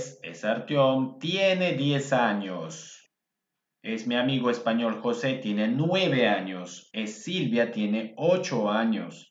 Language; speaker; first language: Spanish; non-native, fluent; English